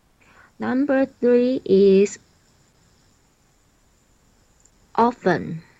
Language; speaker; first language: English; non-native, learner; Chinese